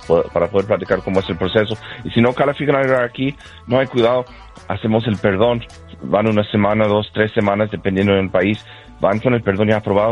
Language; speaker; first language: Spanish; non-native, fluent; English